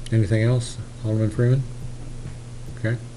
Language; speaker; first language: English; native; English